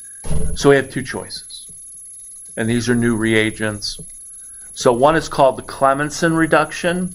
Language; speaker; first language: English; native; English